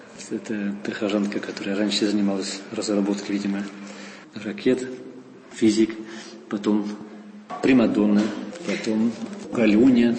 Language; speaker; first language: Russian; non-native, fluent; Dutch